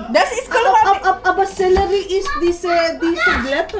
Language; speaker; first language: German; non-native, learner; Filipino